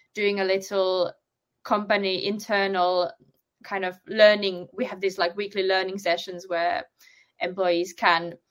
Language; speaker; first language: English; non-native, fluent; Finnish